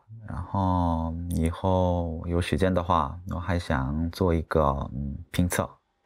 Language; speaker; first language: Chinese; non-native, fluent; Korean